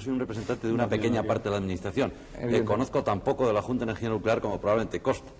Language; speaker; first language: Spanish; native; Spanish